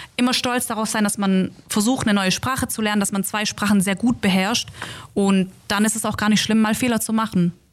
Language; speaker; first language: German; native; German